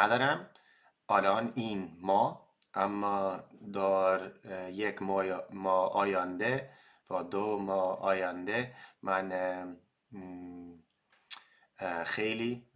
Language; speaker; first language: Persian; non-native, learner; Dutch